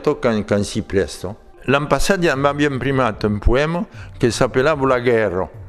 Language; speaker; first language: Occitan; native; Occitan